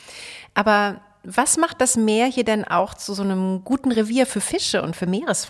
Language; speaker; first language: German; native; German